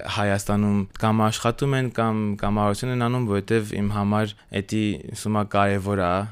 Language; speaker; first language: Armenian; early bilingual, heritage; Armenian